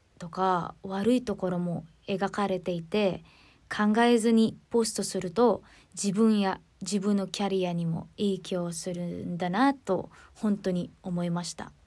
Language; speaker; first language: Japanese; non-native, fluent; Filipino